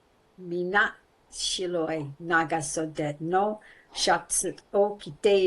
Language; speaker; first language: Japanese; non-native, learner; English